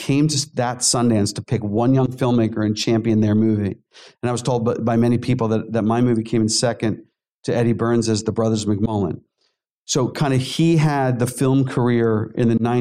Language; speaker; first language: English; native; English